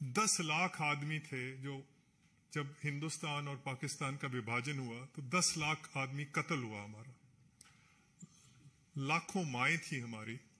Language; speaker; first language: Hindi; non-native, local second language; Punjabi